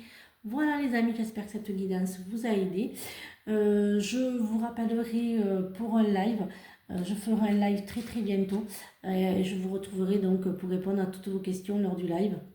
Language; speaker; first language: French; native; French